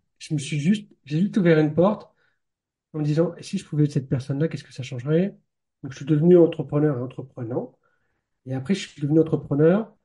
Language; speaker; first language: French; native; French